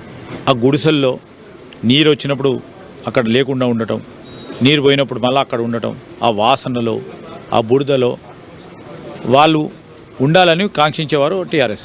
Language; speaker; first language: Telugu; native; Telugu